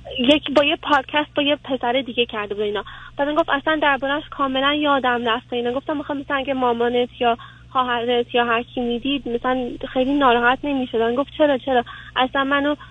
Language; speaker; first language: Persian; early bilingual, heritage; Persian